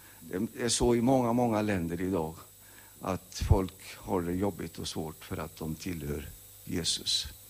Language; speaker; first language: Swedish; early bilingual, heritage; Swedish